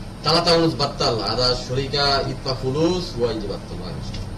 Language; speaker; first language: Arabic; non-native, learner; Bangla